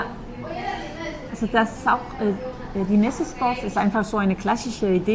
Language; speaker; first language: German; non-native, fluent; Danish